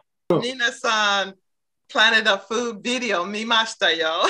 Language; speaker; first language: Japanese; non-native, learner; English